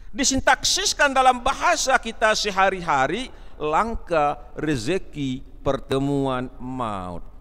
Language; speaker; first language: Malay; non-native, local second language; Achinese